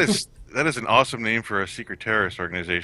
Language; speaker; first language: English; native; English